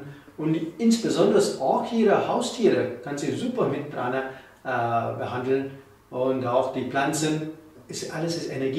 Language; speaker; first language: German; non-native, learner; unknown